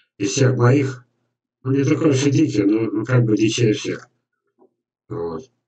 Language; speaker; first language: Russian; native; Russian